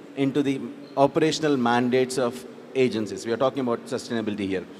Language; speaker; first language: English; non-native, local second language; Telugu